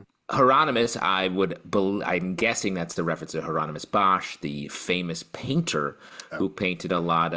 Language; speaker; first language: English; native; English